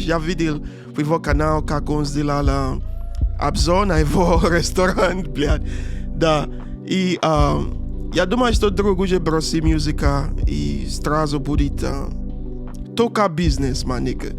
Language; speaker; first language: Russian; non-native, learner; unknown